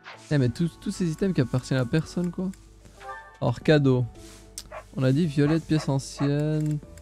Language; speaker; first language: French; native; French